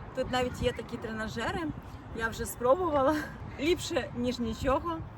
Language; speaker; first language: Ukrainian; non-native, local second language; Russian